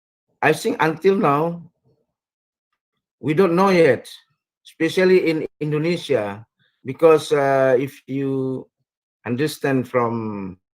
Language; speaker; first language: English; non-native, fluent; Indonesian